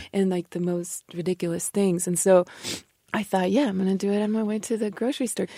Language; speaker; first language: English; non-native, fluent; Spanish